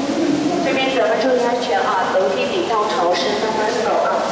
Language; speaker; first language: Chinese; native; Chinese